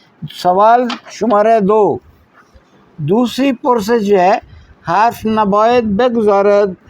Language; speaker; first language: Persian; non-native, fluent; Urdu